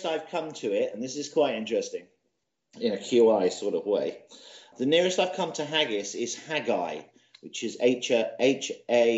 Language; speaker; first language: English; native; English